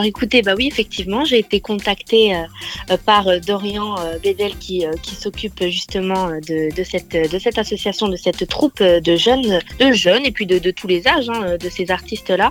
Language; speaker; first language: French; native; French